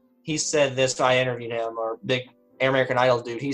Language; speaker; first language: English; native; English